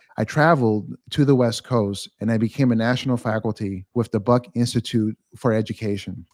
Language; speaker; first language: English; native; English